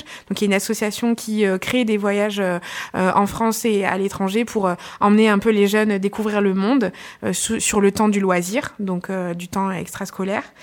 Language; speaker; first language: French; native; French